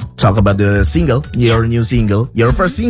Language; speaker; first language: English; non-native, local second language; Indonesian